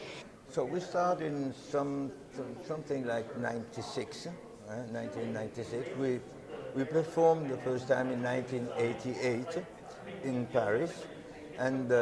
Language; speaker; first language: English; non-native, fluent; Italian